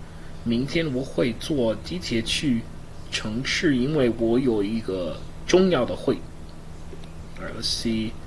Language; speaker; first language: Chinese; non-native, learner; English